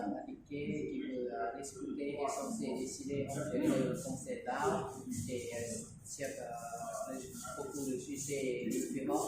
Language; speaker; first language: French; non-native, learner; Lao